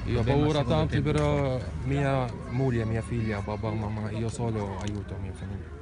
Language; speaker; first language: Italian; non-native, learner; Arabic